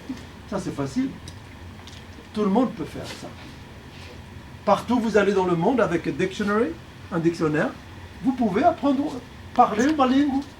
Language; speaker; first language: French; early bilingual, other home language; Arabic